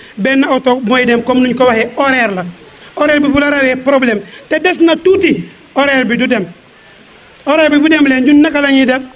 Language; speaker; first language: Wolof; non-native, local second language; Jola-Fonyi